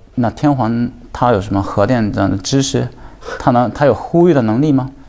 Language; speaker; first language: Chinese; non-native, fluent; Japanese